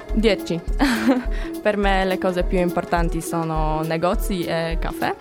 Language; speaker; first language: Italian; non-native, fluent; Polish